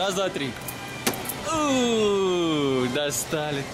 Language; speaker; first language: Russian; native; Russian